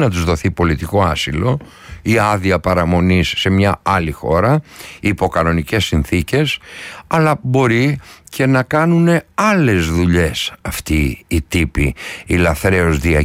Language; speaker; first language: Greek; native; Greek